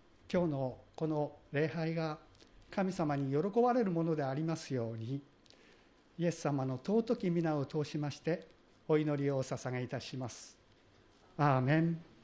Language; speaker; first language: Japanese; native; Japanese